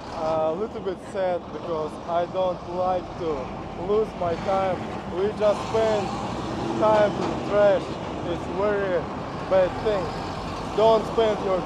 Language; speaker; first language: English; non-native, learner; Russian